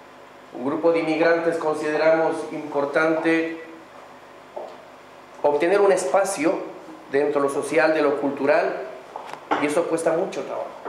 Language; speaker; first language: Spanish; native; Spanish